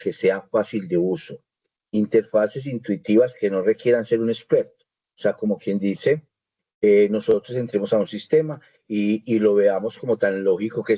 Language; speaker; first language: Spanish; native; Spanish